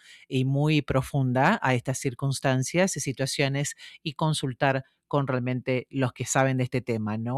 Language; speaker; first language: Spanish; native; Spanish